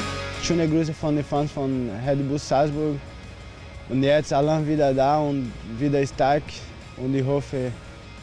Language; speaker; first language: German; non-native, learner; Portuguese